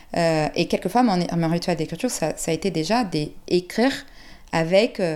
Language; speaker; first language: French; non-native, fluent; Portuguese